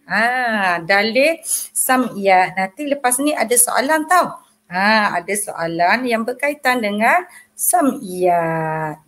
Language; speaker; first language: Malay; native; Malay